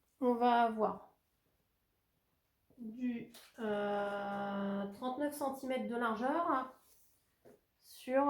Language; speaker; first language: French; native; French